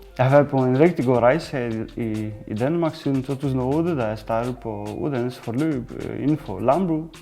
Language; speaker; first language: Danish; non-native, fluent; Romanian